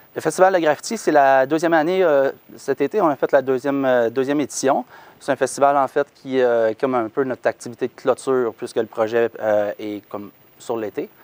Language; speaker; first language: French; native; French